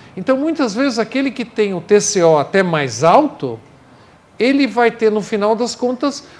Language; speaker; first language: Portuguese; non-native, fluent; English